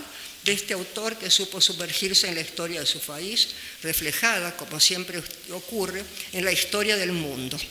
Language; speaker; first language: Spanish; native; Spanish